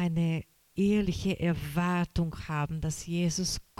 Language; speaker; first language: German; non-native, fluent; Portuguese